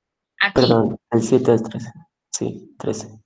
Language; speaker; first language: Spanish; native; Spanish